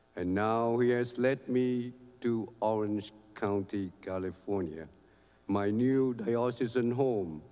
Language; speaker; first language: English; non-native, fluent; Vietnamese